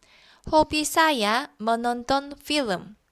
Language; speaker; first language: Indonesian; non-native, fluent; Korean